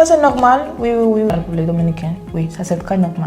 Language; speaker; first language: French; non-native, fluent; Spanish